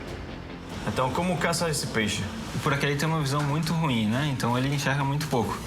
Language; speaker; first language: Portuguese; native; Portuguese